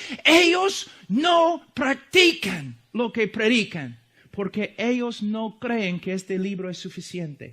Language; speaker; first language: Spanish; non-native, fluent; English